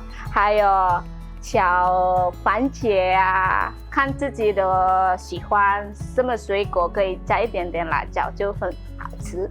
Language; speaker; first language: Chinese; non-native, learner; Indonesian